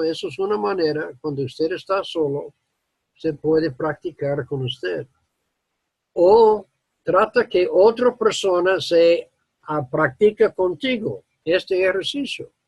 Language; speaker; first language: Spanish; non-native, learner; English